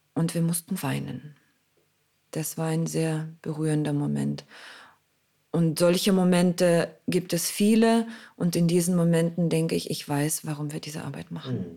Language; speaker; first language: German; non-native, fluent; Russian